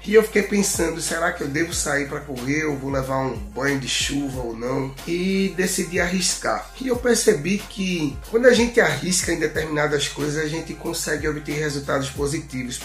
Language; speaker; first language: Portuguese; native; Portuguese